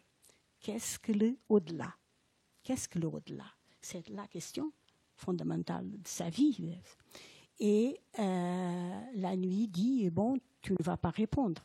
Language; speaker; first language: French; non-native, fluent; Portuguese